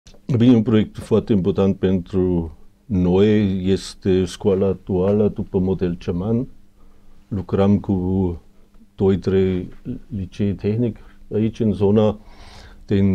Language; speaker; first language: Romanian; non-native, learner; German